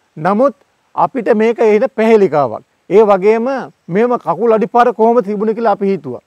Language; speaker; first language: Sinhala; native; Sinhala